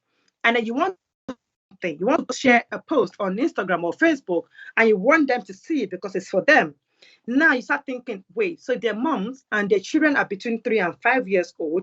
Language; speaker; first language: English; non-native, local second language; Yoruba